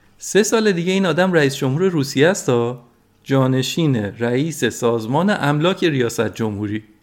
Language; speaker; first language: Persian; native; Persian